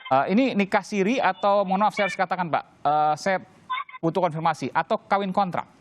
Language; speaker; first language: Indonesian; native; Indonesian